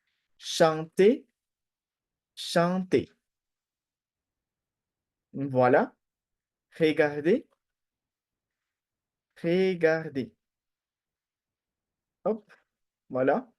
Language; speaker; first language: French; non-native, fluent; Spanish